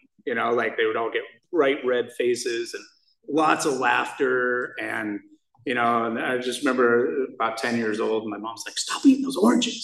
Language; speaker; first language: English; native; English